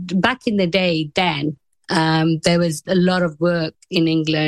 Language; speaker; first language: English; native; English